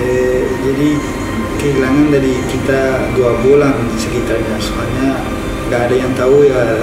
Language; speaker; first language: Indonesian; non-native, fluent; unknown